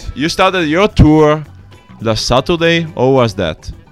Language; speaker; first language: English; non-native, learner; Italian